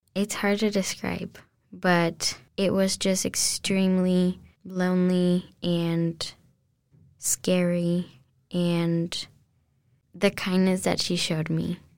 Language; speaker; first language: English; non-native, fluent; Spanish